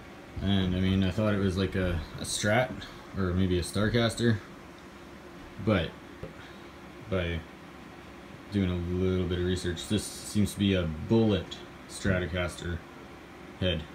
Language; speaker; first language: English; native; English